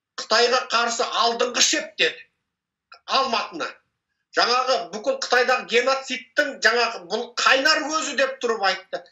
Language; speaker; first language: Kazakh; native; Kazakh